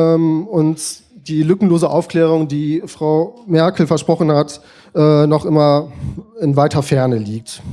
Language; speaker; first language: German; native; German